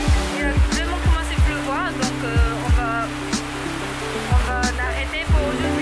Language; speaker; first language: French; non-native, learner; Japanese